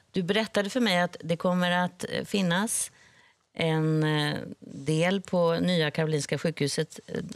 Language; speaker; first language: Swedish; native; Swedish